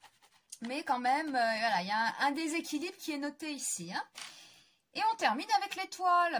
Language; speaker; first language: French; native; French